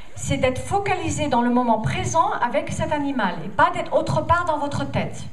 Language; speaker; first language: French; non-native, fluent; English